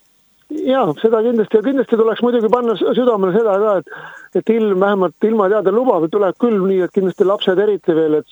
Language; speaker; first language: Estonian; native; Estonian